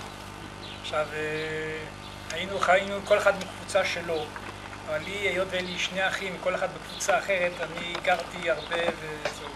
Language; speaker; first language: Hebrew; early bilingual, other home language; French